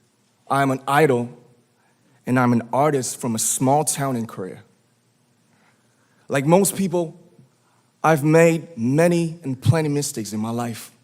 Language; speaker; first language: English; non-native, fluent; Korean